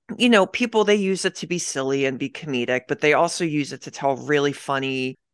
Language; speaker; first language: English; native; English